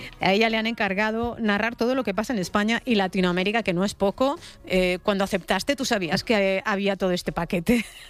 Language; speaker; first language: Spanish; native; Spanish